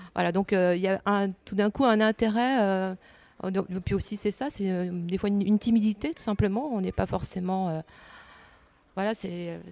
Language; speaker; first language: French; native; French